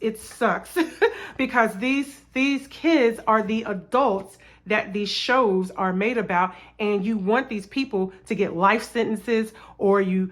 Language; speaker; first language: English; native; English